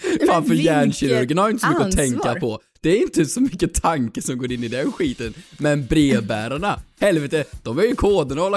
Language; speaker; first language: Swedish; native; Swedish